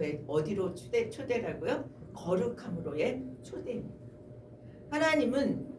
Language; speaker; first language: Korean; native; Korean